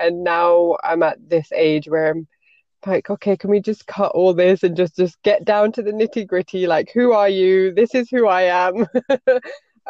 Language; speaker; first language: English; native; English